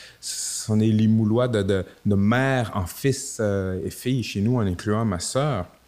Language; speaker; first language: French; native; French